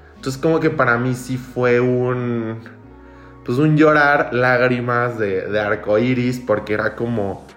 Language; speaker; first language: Spanish; native; Spanish